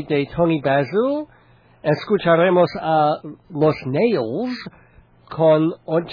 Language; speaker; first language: Spanish; non-native, learner; English